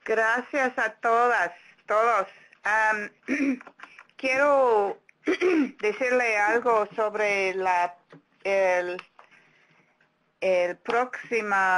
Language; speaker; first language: Spanish; non-native, fluent; English